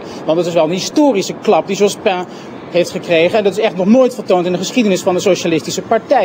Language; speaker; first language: Dutch; native; Dutch